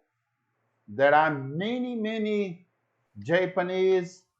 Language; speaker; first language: English; non-native, learner; Portuguese